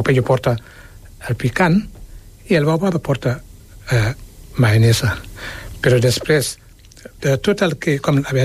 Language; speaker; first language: Catalan; non-native, fluent; Wolof